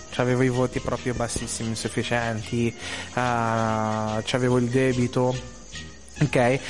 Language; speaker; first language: Italian; non-native, fluent; Filipino